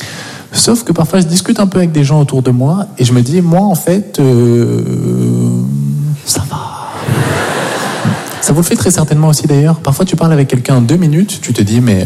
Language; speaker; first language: French; native; French